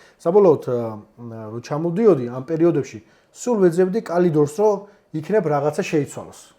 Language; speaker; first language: Georgian; native; Georgian